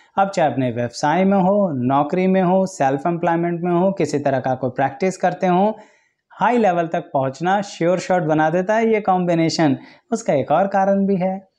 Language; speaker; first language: Hindi; native; Hindi